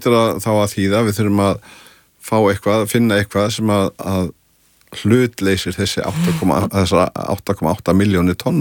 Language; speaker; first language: Icelandic; native; Icelandic